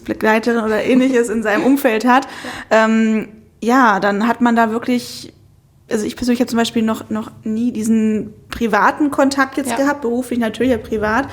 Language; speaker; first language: German; native; German